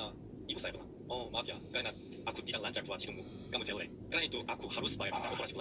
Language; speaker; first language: Indonesian; non-native, learner; Korean